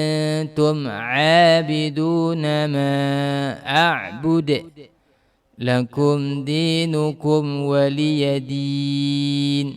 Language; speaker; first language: Arabic; non-native, fluent; Indonesian